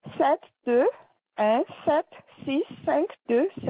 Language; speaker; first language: French; non-native, local second language; Malagasy